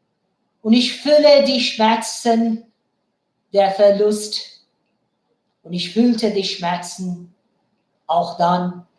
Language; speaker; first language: German; non-native, fluent; Bangla